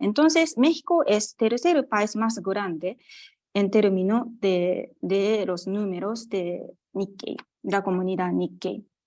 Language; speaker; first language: Spanish; non-native, fluent; Japanese